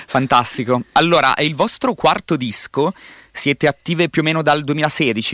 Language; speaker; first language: Italian; native; Italian